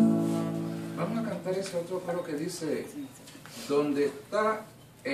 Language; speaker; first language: Spanish; native; Spanish